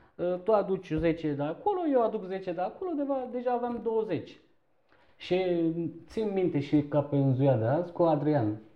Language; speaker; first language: Romanian; non-native, fluent; Turkish